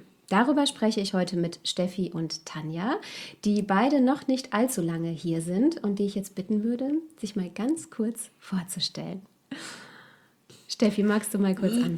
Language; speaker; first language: German; native; German